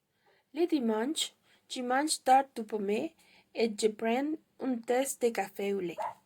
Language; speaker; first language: French; non-native, learner; Spanish